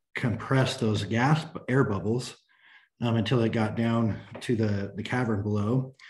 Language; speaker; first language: English; native; English